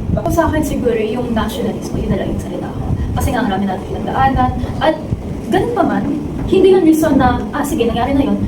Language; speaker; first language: Filipino; native; Filipino